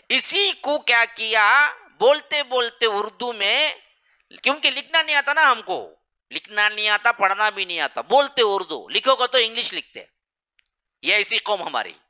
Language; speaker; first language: Urdu; native; Urdu